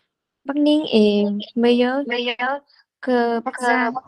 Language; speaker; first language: French; non-native, learner; Vietnamese